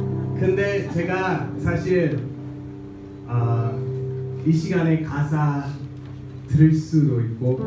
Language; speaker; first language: Korean; non-native, fluent; English